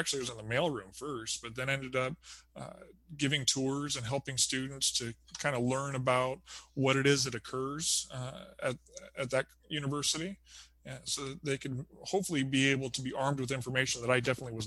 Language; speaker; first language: English; native; English